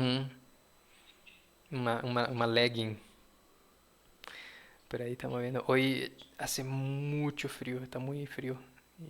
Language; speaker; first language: Spanish; early bilingual, heritage; Portuguese